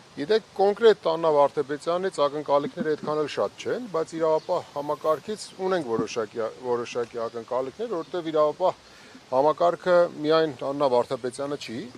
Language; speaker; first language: Armenian; native; Armenian